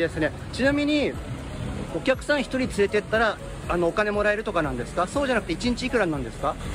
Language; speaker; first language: Japanese; native; Japanese